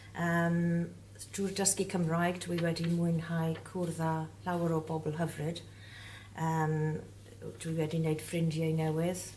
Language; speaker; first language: Welsh; non-native, local second language; English